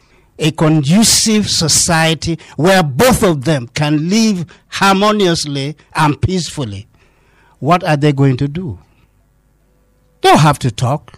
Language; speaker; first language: English; non-native, local second language; Hausa